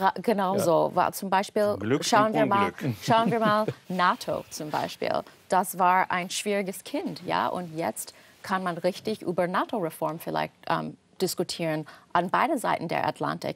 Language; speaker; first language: German; non-native, fluent; English